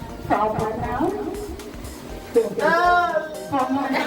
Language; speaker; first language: English; non-native, local second language; Filipino